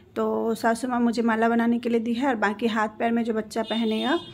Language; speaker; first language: Hindi; native; Hindi